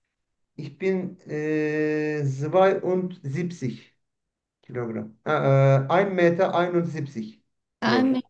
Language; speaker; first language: German; non-native, learner; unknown